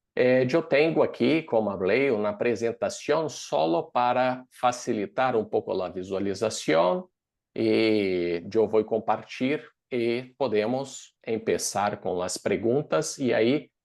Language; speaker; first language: Spanish; non-native, fluent; Portuguese